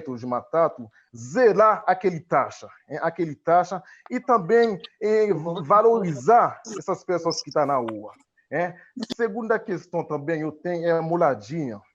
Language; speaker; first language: Portuguese; non-native, fluent; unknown